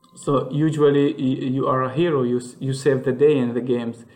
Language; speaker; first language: English; non-native, fluent; Arabic